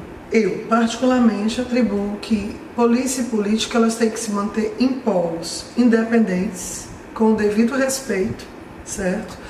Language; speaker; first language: Portuguese; native; Portuguese